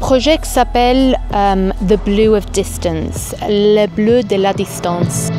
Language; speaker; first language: French; non-native, fluent; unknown